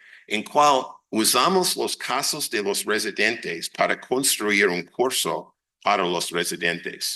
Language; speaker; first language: Spanish; non-native, fluent; English